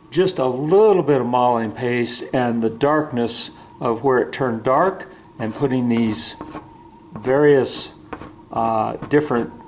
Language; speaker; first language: English; native; English